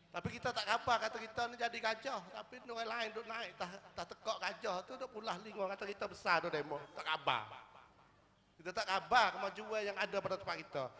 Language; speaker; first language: Malay; native; Malay